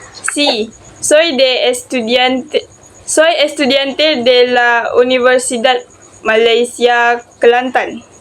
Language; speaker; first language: Spanish; non-native, learner; Malay